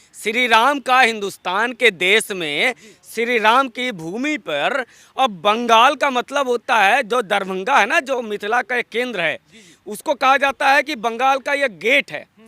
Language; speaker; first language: Hindi; non-native, local second language; Bangla